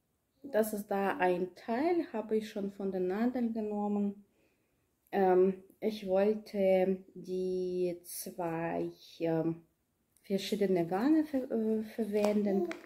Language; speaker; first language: German; non-native, learner; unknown